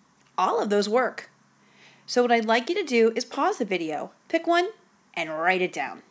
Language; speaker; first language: English; native; English